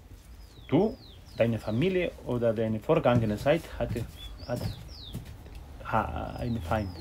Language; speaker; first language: German; non-native, learner; Spanish